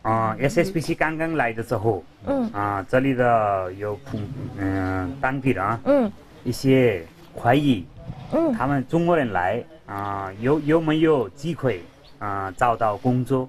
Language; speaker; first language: Chinese; non-native, learner; Nepali